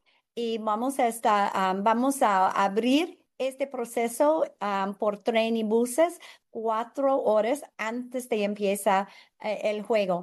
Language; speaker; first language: Spanish; non-native, learner; English